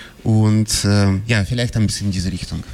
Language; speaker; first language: German; non-native, fluent; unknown